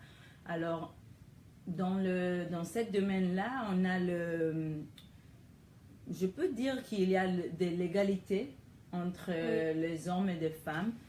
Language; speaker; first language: French; non-native, learner; Hebrew